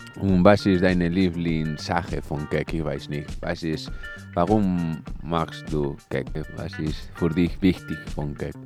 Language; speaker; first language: German; non-native, fluent; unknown